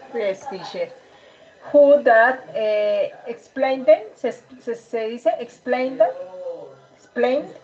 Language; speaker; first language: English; non-native, learner; Spanish